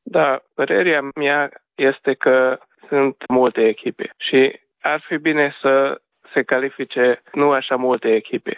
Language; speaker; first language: Romanian; non-native, local second language; Hungarian